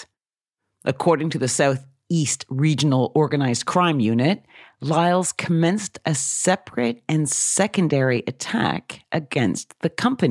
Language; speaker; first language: English; native; English